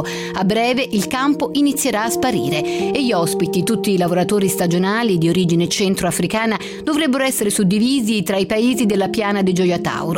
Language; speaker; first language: Italian; native; Italian